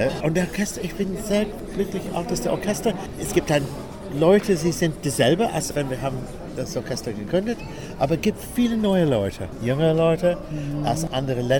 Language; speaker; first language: German; non-native, learner; English